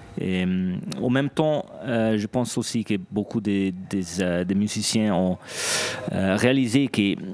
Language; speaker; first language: French; non-native, local second language; Italian